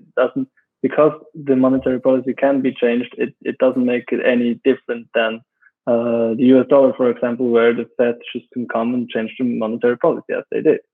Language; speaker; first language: English; non-native, fluent; German